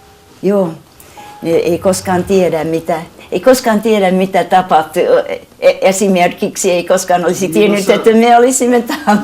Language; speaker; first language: Finnish; early bilingual, heritage; English